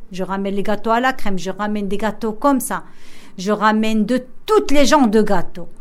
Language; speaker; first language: French; non-native, local second language; Arabic